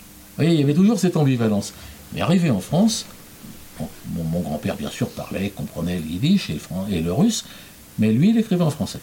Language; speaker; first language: French; native; French